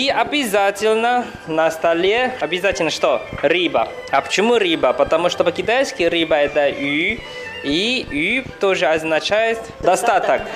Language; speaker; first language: Russian; non-native, learner; Chinese